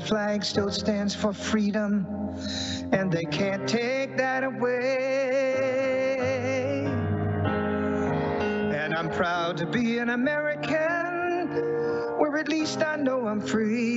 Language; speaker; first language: English; native; English